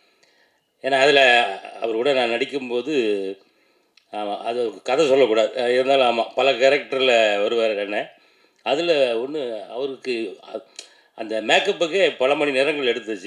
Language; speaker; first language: Tamil; native; Tamil